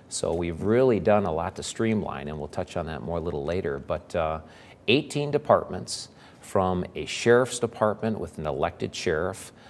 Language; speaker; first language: English; native; English